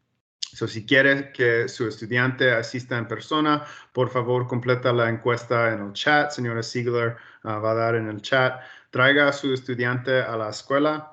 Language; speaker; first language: Spanish; early bilingual, heritage; Spanish